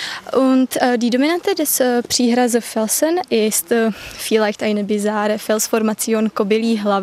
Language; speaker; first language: German; non-native, fluent; Czech